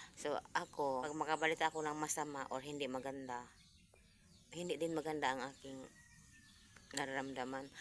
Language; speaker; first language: Filipino; non-native, local second language; Cebuano